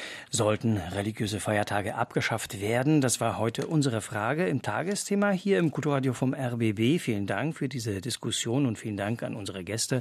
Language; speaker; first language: German; native; German